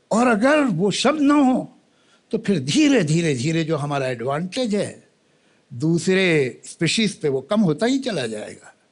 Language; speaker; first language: Hindi; native; Hindi